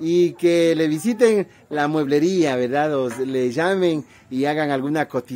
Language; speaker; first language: Spanish; native; Spanish